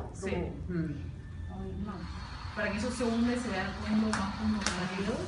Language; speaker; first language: Spanish; native; Spanish